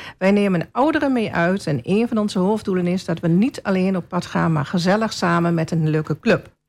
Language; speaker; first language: Dutch; native; Dutch